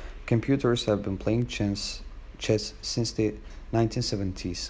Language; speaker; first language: English; non-native, fluent; Azerbaijani